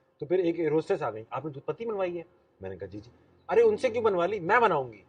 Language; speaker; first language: Urdu; native; Urdu